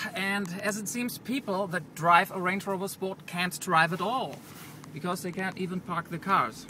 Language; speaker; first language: English; non-native, learner; German